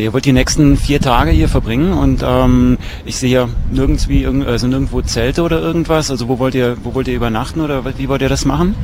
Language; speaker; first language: German; native; German